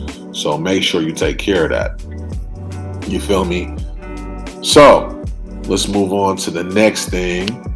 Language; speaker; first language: English; native; English